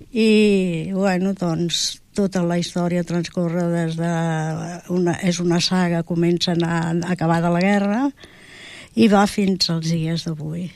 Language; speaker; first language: Catalan; non-native, local second language; Spanish